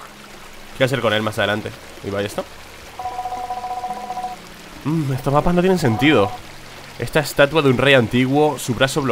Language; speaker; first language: Spanish; native; Spanish